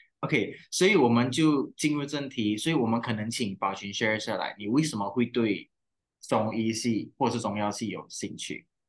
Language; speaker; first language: Chinese; native; Chinese